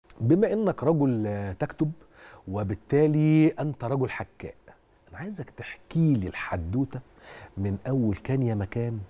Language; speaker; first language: Arabic; native; Arabic